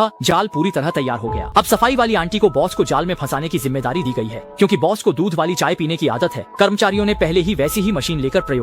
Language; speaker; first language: Hindi; native; Hindi